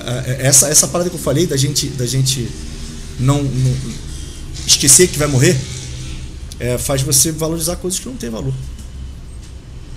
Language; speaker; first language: Portuguese; native; Portuguese